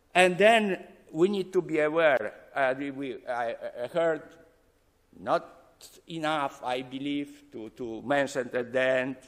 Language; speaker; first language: English; non-native, fluent; Polish